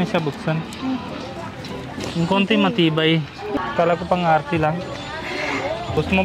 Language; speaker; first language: Filipino; non-native, learner; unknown